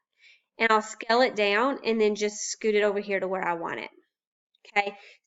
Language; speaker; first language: English; native; English